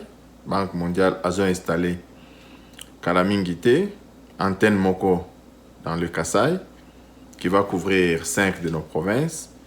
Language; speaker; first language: French; non-native, local second language; Lingala